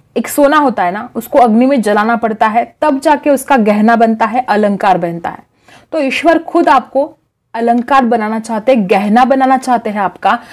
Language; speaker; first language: Hindi; non-native, local second language; Marathi